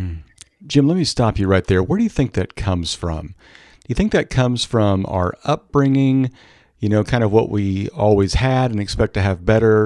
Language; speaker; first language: English; native; English